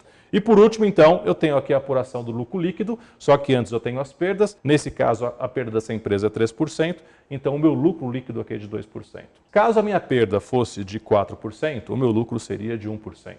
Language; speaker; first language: Portuguese; native; Portuguese